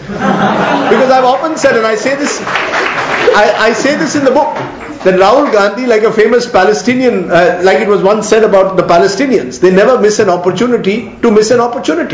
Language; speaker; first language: English; non-native, local second language; Marathi